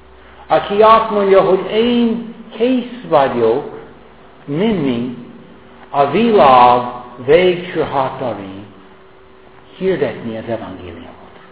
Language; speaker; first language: Hungarian; non-native, fluent; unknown